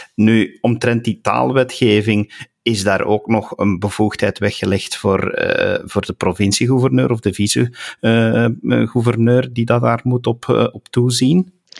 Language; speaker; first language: Dutch; native; Dutch